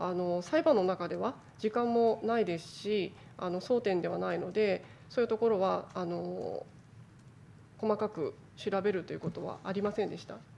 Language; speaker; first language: Japanese; native; Japanese